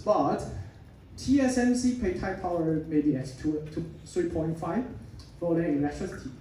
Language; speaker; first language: English; non-native, fluent; Chinese